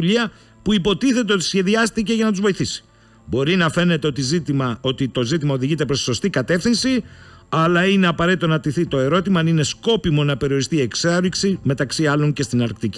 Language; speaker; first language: Greek; native; Greek